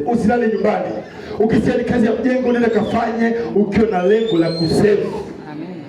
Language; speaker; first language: Swahili; non-native, local second language; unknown